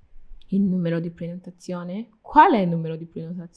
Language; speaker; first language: Italian; non-native, fluent; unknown